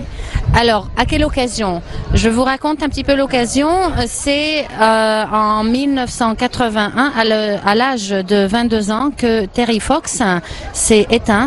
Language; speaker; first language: French; non-native, fluent; Arabic